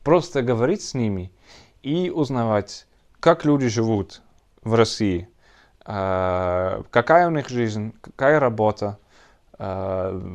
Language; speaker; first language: Russian; non-native, learner; Dutch